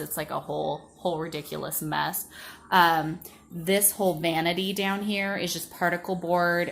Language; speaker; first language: English; native; English